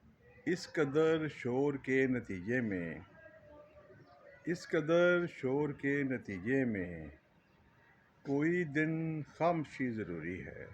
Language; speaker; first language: Urdu; native; Urdu